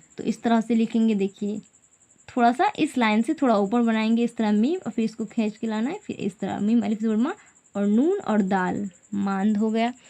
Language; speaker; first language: Hindi; native; Hindi